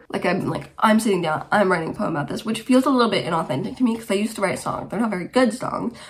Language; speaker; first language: English; early bilingual, other home language; Romanian